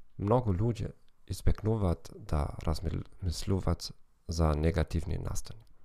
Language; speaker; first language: Macedonian; non-native, learner; German